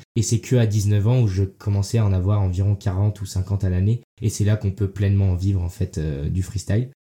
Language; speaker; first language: French; early bilingual, heritage; French